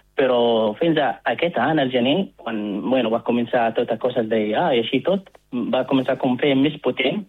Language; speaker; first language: Catalan; non-native, learner; Arabic